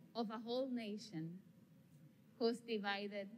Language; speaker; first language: English; non-native, local second language; Spanish